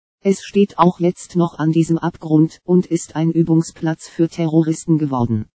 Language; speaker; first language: German; native; German